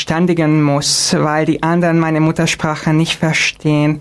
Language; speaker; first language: German; non-native, fluent; Hungarian